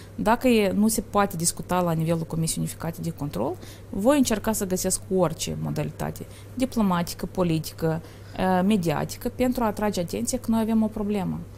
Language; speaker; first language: Romanian; native; Romanian